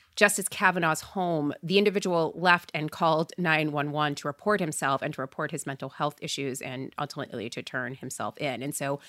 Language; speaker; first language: English; native; English